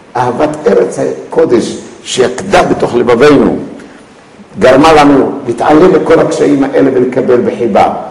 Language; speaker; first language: Hebrew; early bilingual, other home language; Arabic